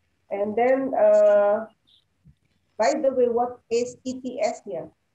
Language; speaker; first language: English; non-native, fluent; Indonesian